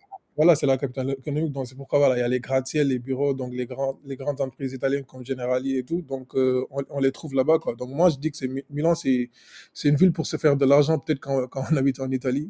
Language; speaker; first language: French; non-native, local second language; Wolof